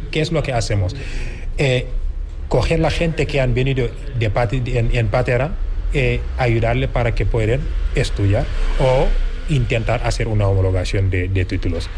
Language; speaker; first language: Spanish; non-native, fluent; Wolof